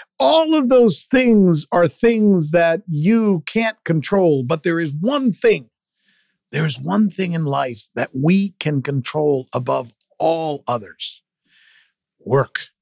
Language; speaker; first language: English; early bilingual, other home language; Spanish